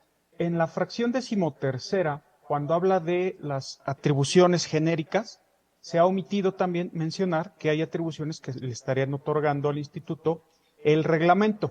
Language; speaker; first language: Spanish; native; Spanish